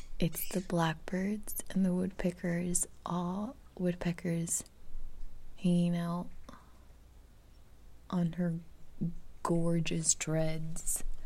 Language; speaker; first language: English; early bilingual, other home language; Spanish